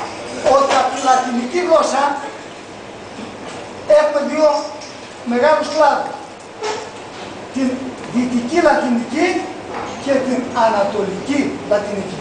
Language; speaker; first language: Greek; non-native, local second language; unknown